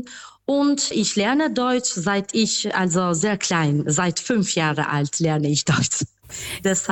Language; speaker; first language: German; non-native, fluent; Albanian